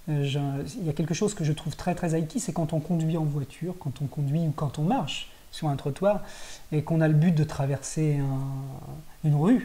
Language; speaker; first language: French; native; French